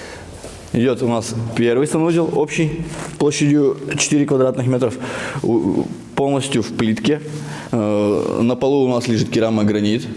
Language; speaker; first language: Russian; native; Russian